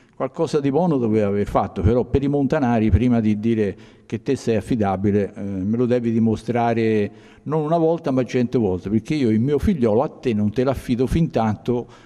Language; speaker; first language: Italian; native; Italian